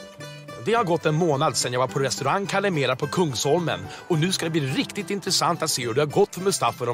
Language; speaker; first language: Swedish; native; Swedish